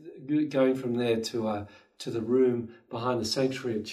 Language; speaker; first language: English; native; English